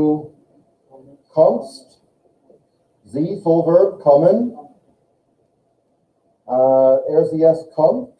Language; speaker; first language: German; non-native, fluent; English